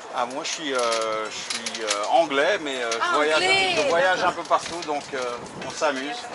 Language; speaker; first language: French; non-native, fluent; English